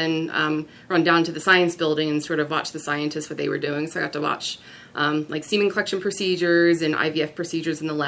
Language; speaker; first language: English; native; English